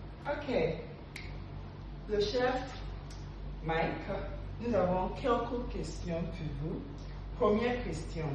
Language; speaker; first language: French; non-native, learner; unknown